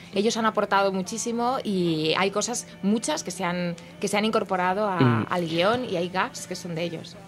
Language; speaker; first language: Spanish; native; Spanish